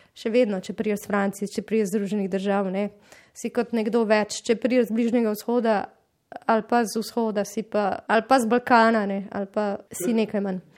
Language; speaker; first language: Slovenian; native; Slovenian